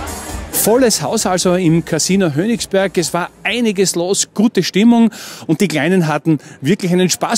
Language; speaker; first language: German; native; German